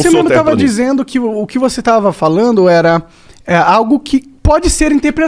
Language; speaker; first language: Portuguese; native; Portuguese